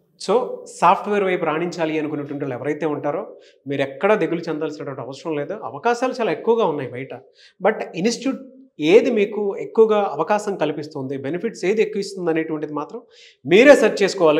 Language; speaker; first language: Telugu; native; Telugu